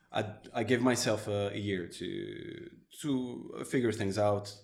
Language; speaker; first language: English; non-native, fluent; Arabic